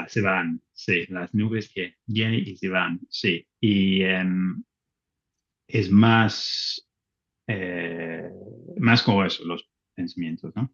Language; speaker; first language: Spanish; non-native, learner; English